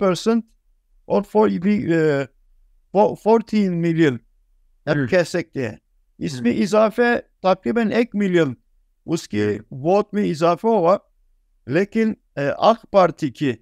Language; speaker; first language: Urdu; non-native, fluent; Turkish